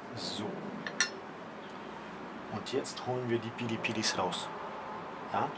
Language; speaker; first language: German; early bilingual, other home language; Polish